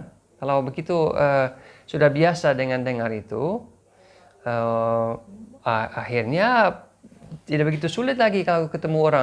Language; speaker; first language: Indonesian; non-native, fluent; English